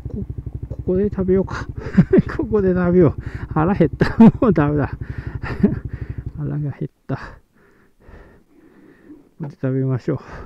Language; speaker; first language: Japanese; native; Japanese